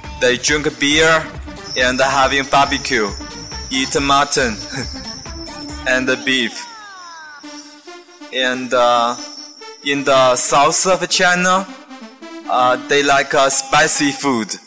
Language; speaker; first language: English; non-native, fluent; Chinese